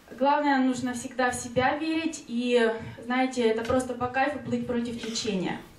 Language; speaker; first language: Russian; native; Russian